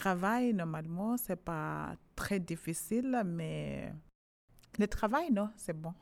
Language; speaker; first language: French; non-native, fluent; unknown